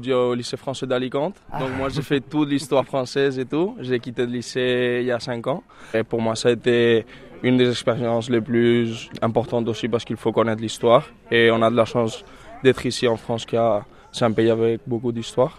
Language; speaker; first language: French; non-native, fluent; Spanish